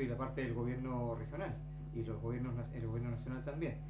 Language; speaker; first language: Spanish; native; Spanish